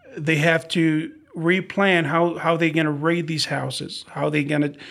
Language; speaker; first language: English; non-native, fluent; Arabic